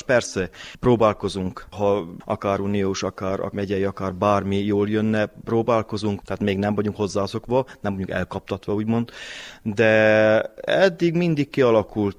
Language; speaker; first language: Hungarian; native; Hungarian